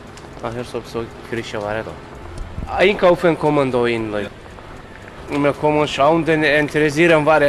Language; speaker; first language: German; non-native, learner; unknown